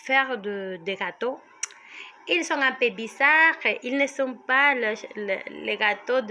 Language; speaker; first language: French; non-native, learner; Spanish